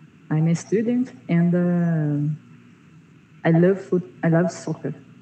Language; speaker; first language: English; non-native, learner; Portuguese